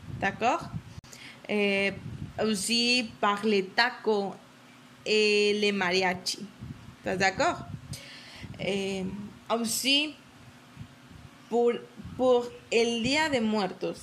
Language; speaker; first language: French; non-native, learner; Spanish